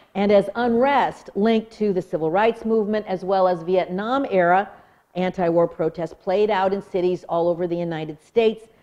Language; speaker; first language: English; native; English